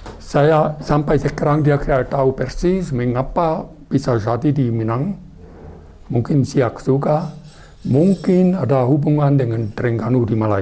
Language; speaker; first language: Indonesian; non-native, learner; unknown